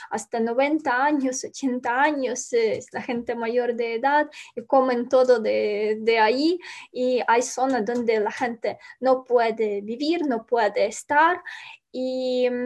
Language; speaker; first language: Spanish; non-native, learner; Ukrainian